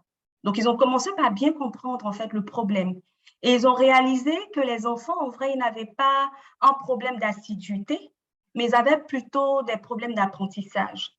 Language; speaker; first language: French; native; French